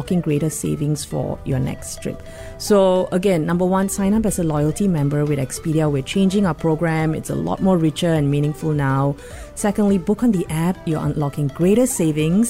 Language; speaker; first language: English; non-native, local second language; Tamil